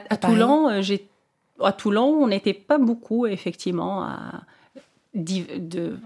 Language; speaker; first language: French; non-native, local second language; Arabic